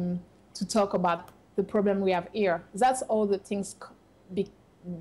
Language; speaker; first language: English; non-native, fluent; French